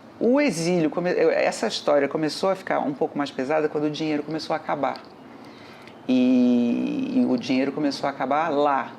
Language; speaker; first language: Portuguese; native; Portuguese